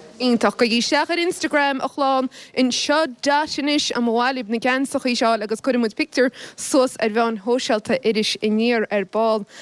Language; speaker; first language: Irish; native; Irish